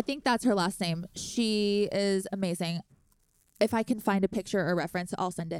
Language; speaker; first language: English; native; English